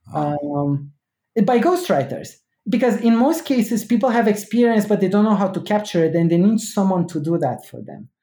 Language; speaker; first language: English; non-native, fluent; Romanian